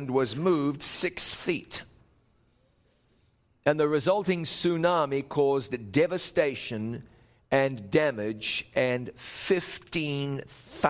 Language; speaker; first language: English; native; English